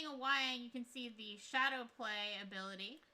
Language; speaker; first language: English; native; English